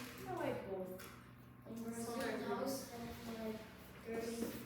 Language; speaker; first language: English; non-native, learner; Portuguese